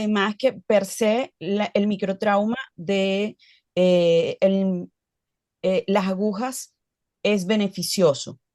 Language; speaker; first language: Spanish; native; Spanish